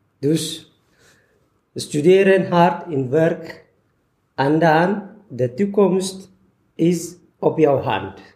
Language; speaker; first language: Dutch; non-native, learner; Tigrinya